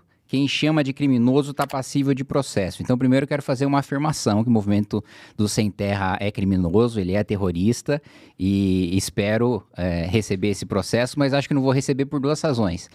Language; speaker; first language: Portuguese; native; Portuguese